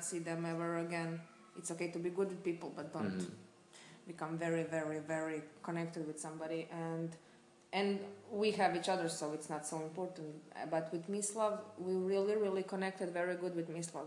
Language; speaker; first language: English; non-native, fluent; Croatian